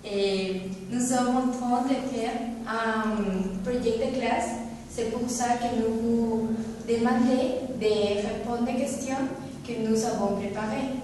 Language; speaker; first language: French; non-native, learner; Spanish